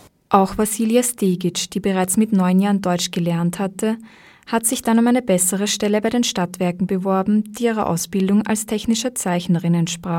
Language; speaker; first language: German; native; German